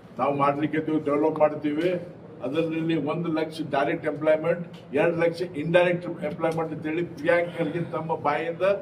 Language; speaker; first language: Kannada; non-native, local second language; Lambadi